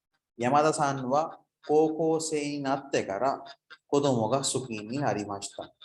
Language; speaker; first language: Japanese; non-native, fluent; Urdu